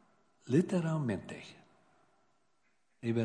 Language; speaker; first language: Spanish; non-native, learner; English